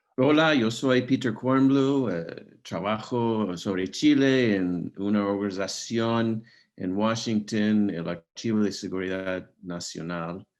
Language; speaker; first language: Spanish; non-native, fluent; English